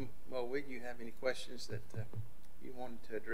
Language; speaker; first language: English; native; English